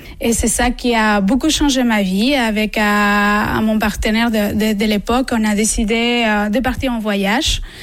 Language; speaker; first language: French; non-native, fluent; Spanish